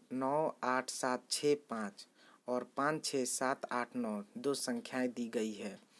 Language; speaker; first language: Hindi; native; Hindi